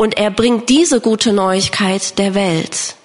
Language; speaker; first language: German; non-native, fluent; English